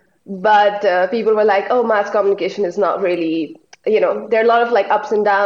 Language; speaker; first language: English; non-native, local second language; Hindi